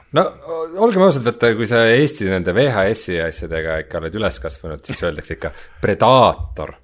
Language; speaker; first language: Estonian; native; Estonian